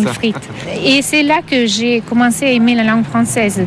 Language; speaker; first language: French; non-native, fluent; Russian